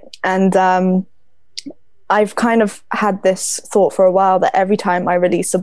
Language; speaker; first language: English; native; English